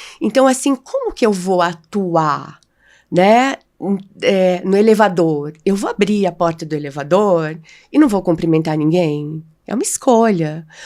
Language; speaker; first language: Portuguese; native; Portuguese